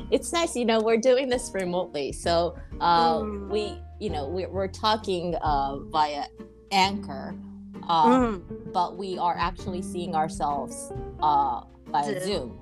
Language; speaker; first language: English; non-native, fluent; Japanese